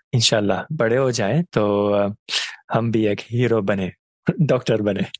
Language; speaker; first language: Urdu; non-native, fluent; Persian